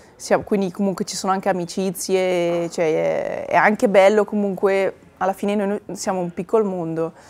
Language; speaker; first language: Italian; native; Italian